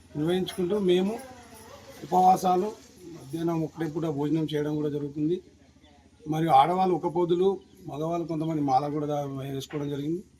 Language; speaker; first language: Telugu; non-native, local second language; Lambadi